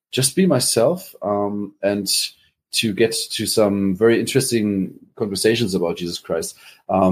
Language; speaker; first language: English; non-native, fluent; German